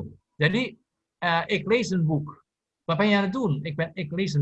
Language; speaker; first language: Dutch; non-native, fluent; Indonesian